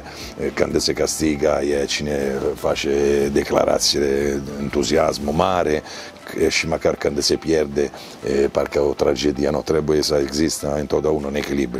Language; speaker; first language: Romanian; non-native, learner; Italian